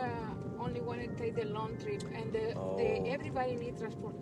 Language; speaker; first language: English; non-native, learner; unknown